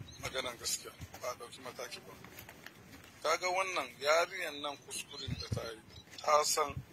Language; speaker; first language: Hausa; non-native, local second language; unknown